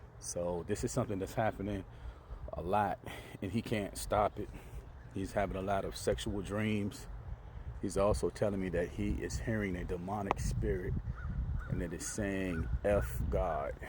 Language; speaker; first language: English; native; English